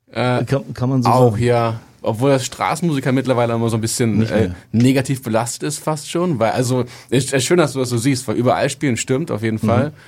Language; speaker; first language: German; native; German